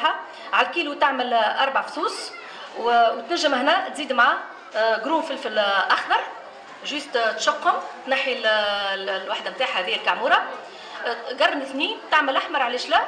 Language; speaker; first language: Arabic; native; Arabic